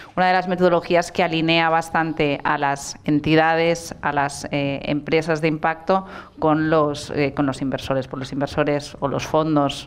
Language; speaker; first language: Spanish; non-native, local second language; Catalan